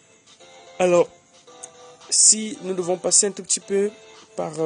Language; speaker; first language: French; native; French